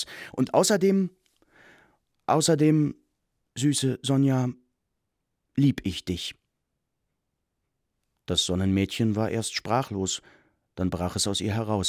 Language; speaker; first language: German; native; German